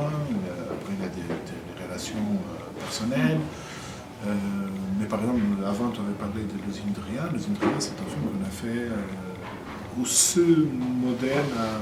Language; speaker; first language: French; non-native, fluent; Portuguese